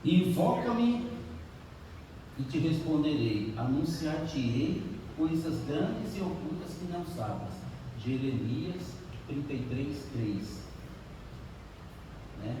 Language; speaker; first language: Portuguese; native; Portuguese